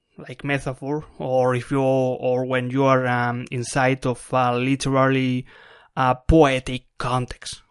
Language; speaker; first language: English; non-native, fluent; Spanish